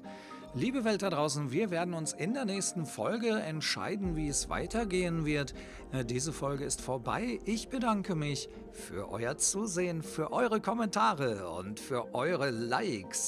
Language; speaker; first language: German; native; German